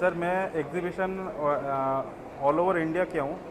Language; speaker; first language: Hindi; native; Hindi